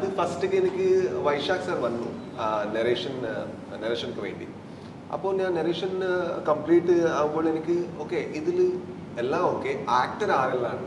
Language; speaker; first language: Malayalam; non-native, learner; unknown